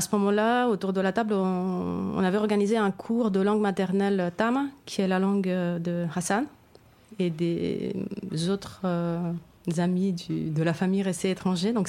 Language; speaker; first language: French; non-native, fluent; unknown